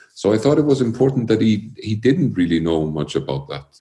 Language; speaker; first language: English; early bilingual, other home language; Icelandic